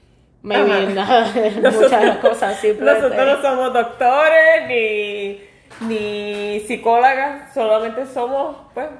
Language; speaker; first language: Spanish; early bilingual, heritage; Spanish